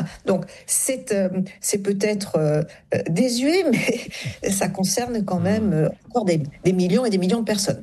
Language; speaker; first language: French; native; French